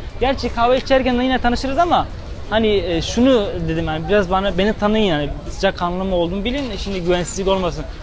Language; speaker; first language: Turkish; native; Turkish